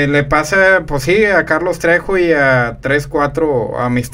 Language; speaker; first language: Spanish; native; Spanish